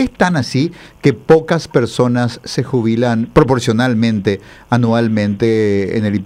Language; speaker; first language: Spanish; native; Spanish